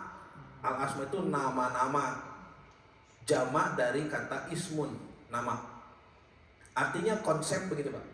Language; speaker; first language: Indonesian; native; Indonesian